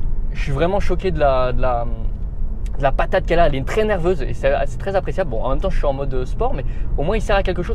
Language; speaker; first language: French; native; French